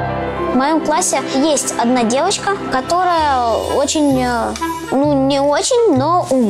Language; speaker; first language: Ukrainian; non-native, local second language; Russian